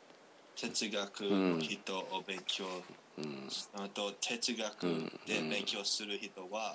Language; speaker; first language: Japanese; non-native, learner; English